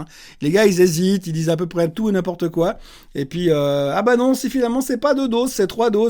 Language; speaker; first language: French; native; French